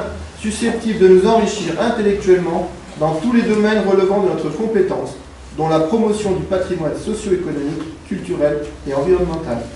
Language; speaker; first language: French; native; French